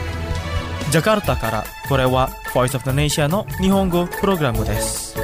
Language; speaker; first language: Japanese; non-native, fluent; Indonesian